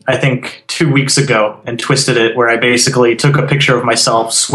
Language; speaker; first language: English; native; English